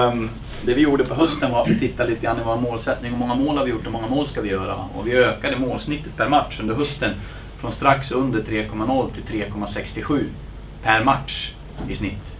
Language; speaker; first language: Swedish; native; Swedish